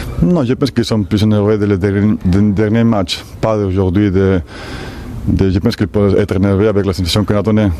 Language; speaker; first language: French; non-native, fluent; Spanish